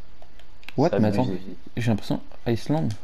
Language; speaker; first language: French; native; French